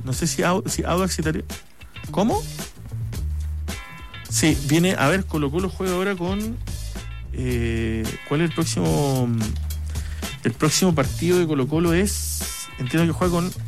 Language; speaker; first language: Spanish; native; Spanish